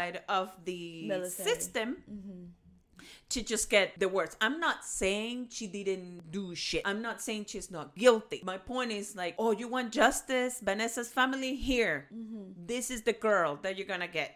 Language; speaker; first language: English; non-native, fluent; Spanish